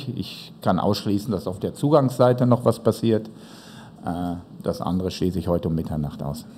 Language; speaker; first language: German; native; German